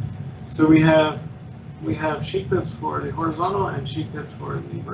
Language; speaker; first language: English; native; English